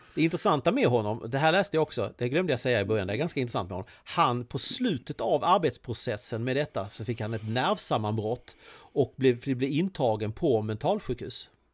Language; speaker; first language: Swedish; native; Swedish